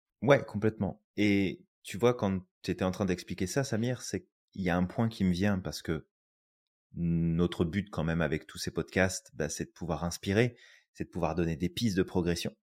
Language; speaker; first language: French; native; French